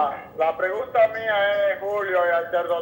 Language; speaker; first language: Spanish; native; Spanish